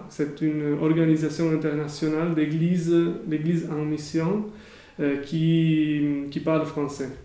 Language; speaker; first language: French; non-native, local second language; Italian